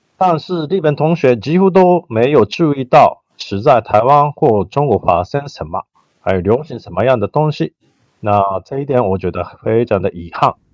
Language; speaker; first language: Chinese; non-native, fluent; Japanese